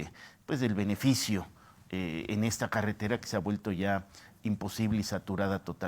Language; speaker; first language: Spanish; native; Spanish